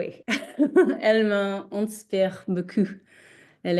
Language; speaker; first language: French; non-native, learner; English